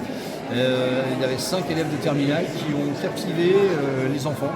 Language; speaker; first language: French; native; French